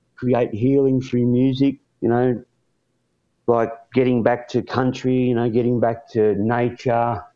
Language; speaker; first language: English; native; English